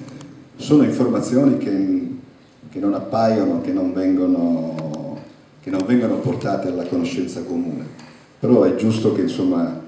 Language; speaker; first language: Italian; native; Italian